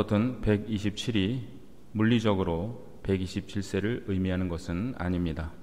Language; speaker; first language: Korean; native; Korean